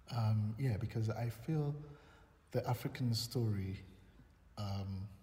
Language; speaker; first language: English; non-native, local second language; Yoruba